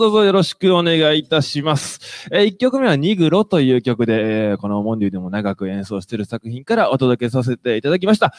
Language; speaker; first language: Japanese; native; Japanese